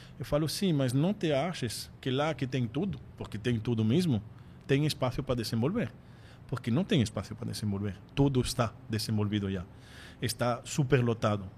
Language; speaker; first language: Portuguese; non-native, fluent; French